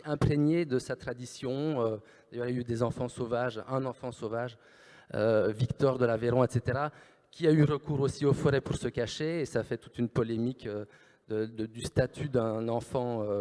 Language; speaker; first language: French; native; French